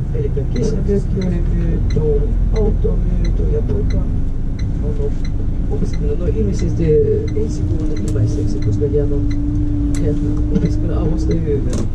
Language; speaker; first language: Finnish; non-native, fluent; Russian